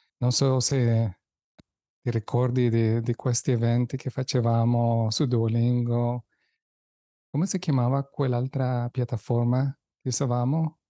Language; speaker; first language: Italian; non-native, fluent; Spanish